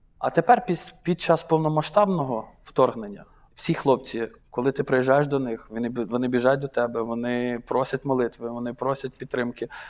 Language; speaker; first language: Ukrainian; native; Ukrainian